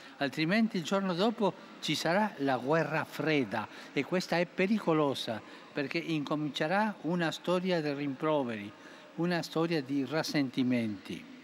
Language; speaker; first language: Italian; non-native, fluent; Spanish